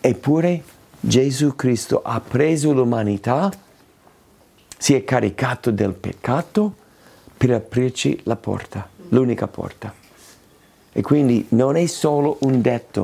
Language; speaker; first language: Italian; non-native, fluent; English